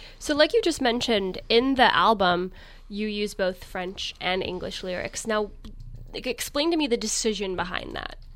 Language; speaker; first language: English; native; English